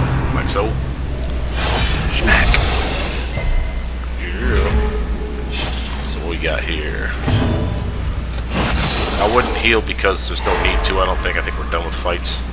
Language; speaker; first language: English; native; English